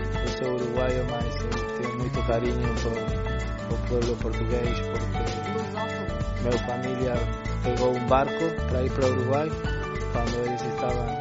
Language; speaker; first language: Portuguese; non-native, learner; Spanish